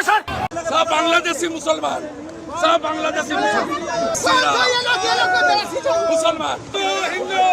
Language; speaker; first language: Hindi; non-native, local second language; Bangla